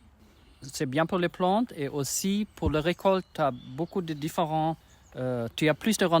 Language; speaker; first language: French; non-native, learner; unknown